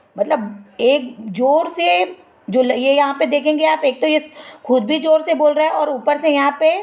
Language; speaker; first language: Hindi; non-native, local second language; Marathi